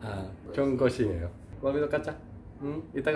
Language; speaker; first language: Korean; non-native, learner; Spanish